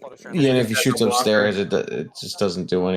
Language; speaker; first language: English; native; English